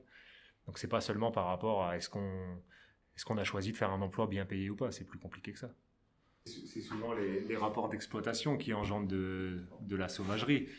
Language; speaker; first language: French; native; French